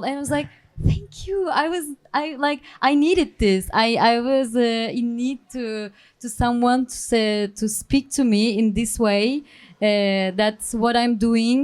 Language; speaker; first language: English; non-native, learner; Turkish